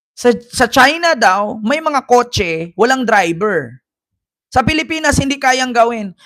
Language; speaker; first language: Filipino; native; Filipino